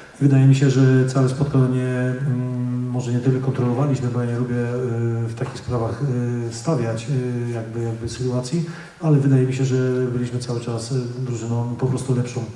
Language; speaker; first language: Polish; native; Polish